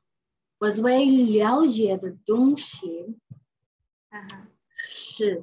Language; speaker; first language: Chinese; non-native, learner; English